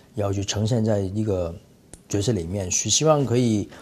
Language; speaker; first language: Chinese; non-native, fluent; Cantonese